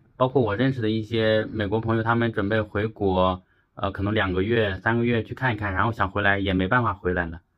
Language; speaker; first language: Chinese; native; Chinese